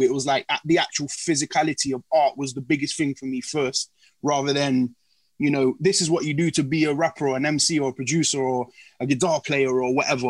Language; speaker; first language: English; native; English